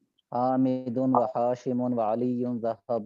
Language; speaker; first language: Arabic; non-native, learner; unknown